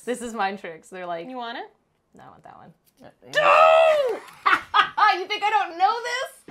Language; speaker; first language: English; native; English